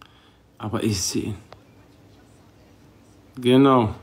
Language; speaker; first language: German; non-native, local second language; Arabic